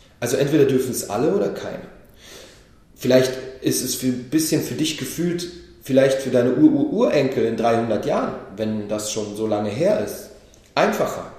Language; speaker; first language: German; early bilingual, other home language; Hebrew